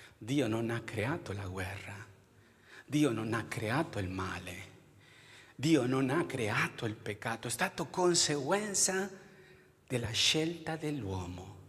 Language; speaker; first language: Italian; non-native, fluent; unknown